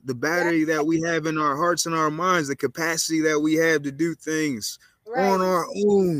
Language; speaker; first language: English; native; English